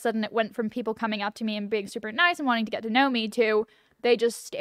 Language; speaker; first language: English; native; English